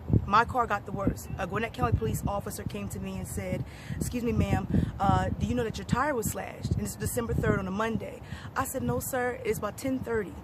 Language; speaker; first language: English; native; English